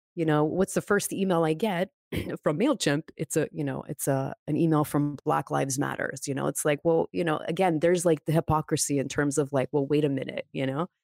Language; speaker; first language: English; native; English